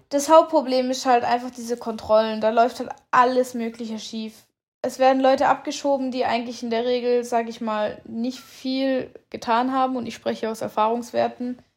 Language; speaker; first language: German; native; German